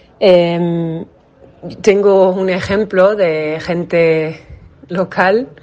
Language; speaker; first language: Spanish; non-native, fluent; English